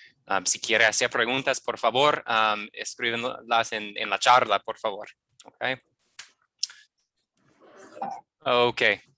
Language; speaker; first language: Spanish; non-native, fluent; English